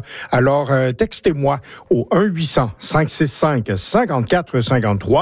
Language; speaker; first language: French; native; French